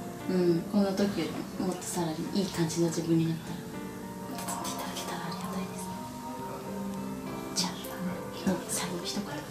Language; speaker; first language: Japanese; native; Japanese